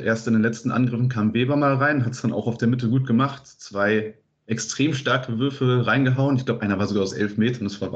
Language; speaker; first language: German; native; German